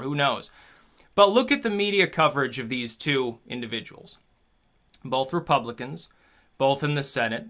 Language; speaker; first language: English; native; English